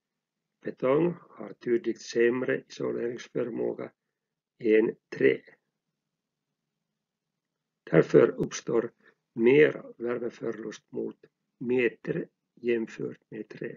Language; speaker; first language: Swedish; non-native, local second language; Finnish